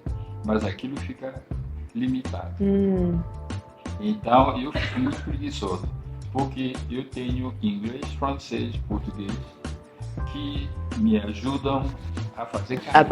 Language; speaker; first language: Portuguese; non-native, fluent; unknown